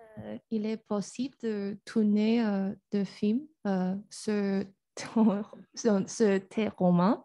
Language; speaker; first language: French; non-native, learner; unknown